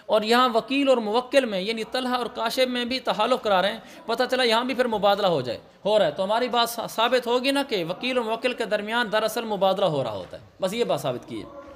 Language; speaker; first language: Urdu; native; Urdu